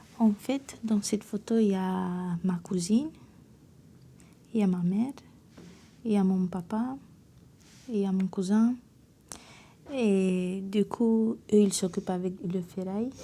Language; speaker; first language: French; non-native, fluent; Romanian